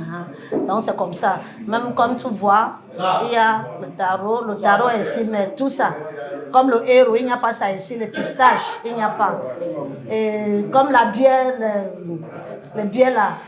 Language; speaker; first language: French; non-native, learner; English